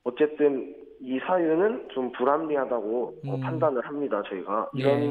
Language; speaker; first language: Korean; native; Korean